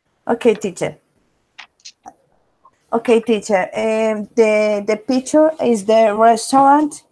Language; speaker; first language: English; non-native, learner; Spanish